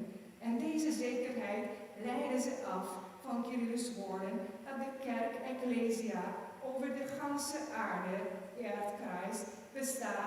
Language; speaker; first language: Dutch; non-native, fluent; German